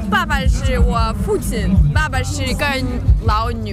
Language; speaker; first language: Chinese; non-native, learner; Russian